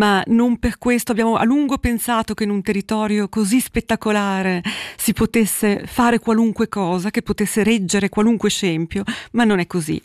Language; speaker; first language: Italian; native; Italian